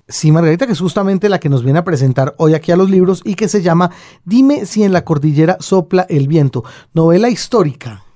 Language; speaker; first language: Spanish; native; Spanish